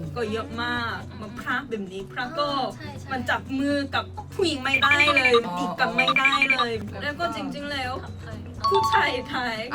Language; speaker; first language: Thai; non-native, fluent; Korean